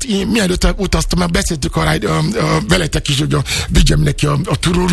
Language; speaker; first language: Hungarian; non-native, fluent; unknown